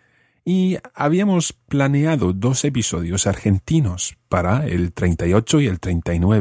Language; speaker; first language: Spanish; non-native, fluent; English